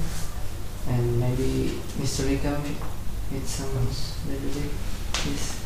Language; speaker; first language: English; non-native, learner; Indonesian